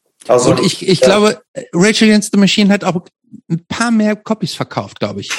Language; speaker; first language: German; native; German